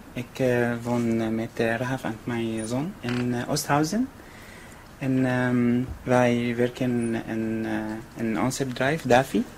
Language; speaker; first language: Dutch; non-native, learner; Arabic